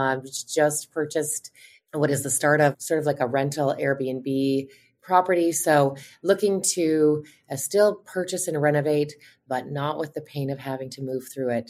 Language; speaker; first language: English; native; English